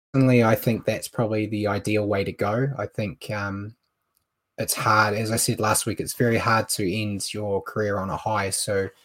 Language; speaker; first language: English; native; English